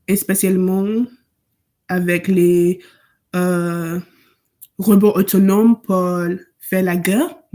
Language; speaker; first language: French; non-native, learner; English